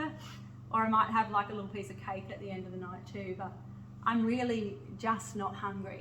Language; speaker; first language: English; native; English